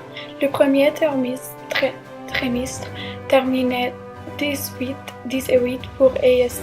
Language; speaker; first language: French; non-native, learner; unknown